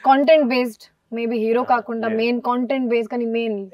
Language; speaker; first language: Telugu; non-native, local second language; Hindi